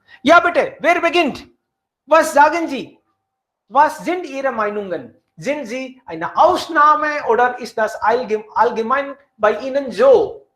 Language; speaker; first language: German; non-native, fluent; Hindi